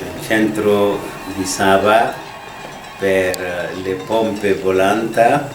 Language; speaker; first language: Italian; non-native, fluent; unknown